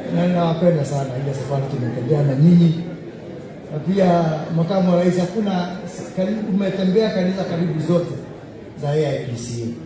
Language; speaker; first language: Swahili; non-native, local second language; Kikuyu